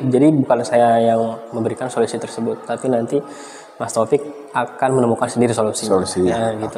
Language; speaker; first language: Indonesian; native; Indonesian